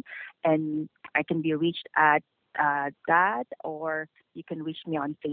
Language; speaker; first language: English; non-native, local second language; Filipino